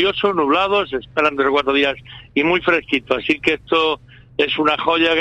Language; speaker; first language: Spanish; native; Spanish